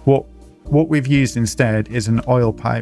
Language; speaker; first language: English; native; English